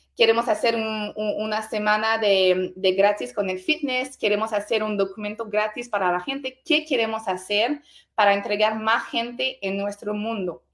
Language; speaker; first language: Spanish; non-native, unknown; French